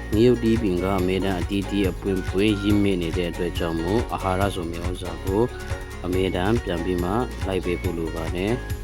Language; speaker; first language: Burmese; non-native, local second language; Kachin